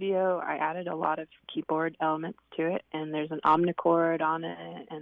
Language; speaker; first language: English; native; English